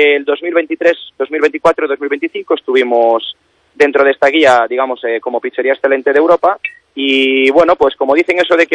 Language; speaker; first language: Spanish; native; Spanish